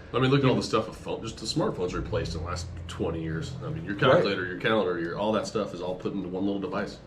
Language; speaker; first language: English; native; English